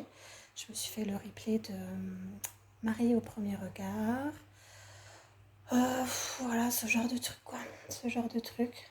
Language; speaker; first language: French; native; French